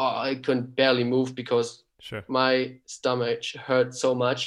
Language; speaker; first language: English; non-native, fluent; German